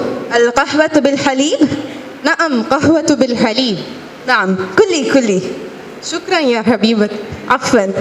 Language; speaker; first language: Arabic; non-native, learner; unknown